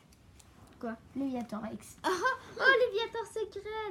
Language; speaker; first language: French; native; French